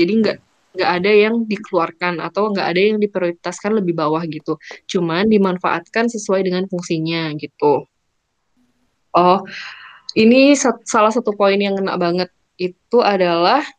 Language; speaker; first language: Indonesian; native; Indonesian